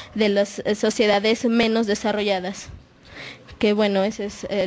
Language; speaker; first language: Spanish; non-native, fluent; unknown